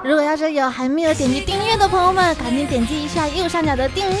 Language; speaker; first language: Chinese; native; Chinese